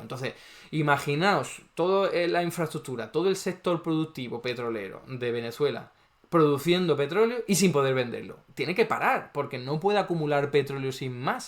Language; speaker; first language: Spanish; native; Spanish